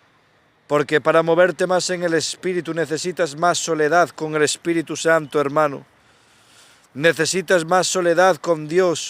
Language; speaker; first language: Spanish; native; Spanish